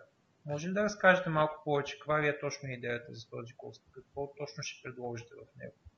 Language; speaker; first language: Bulgarian; native; Bulgarian